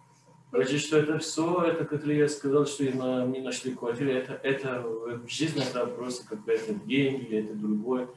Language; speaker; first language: Russian; non-native, learner; Persian